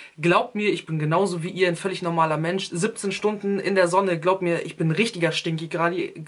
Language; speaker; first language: German; early bilingual, other home language; Turkish